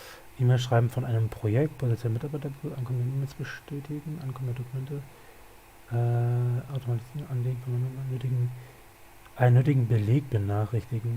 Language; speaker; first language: German; native; German